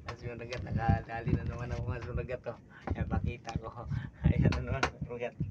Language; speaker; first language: Filipino; native; Filipino